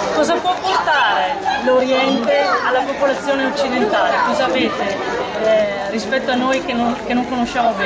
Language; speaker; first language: Italian; native; Italian